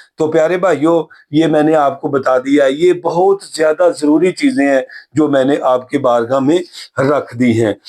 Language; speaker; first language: Urdu; non-native, local second language; Punjabi